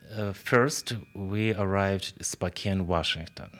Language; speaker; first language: English; non-native, fluent; Ukrainian